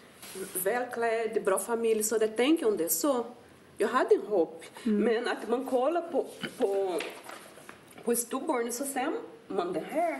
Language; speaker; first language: Swedish; non-native, fluent; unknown